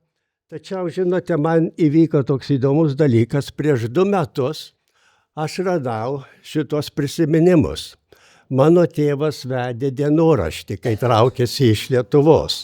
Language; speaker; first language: Lithuanian; native; Lithuanian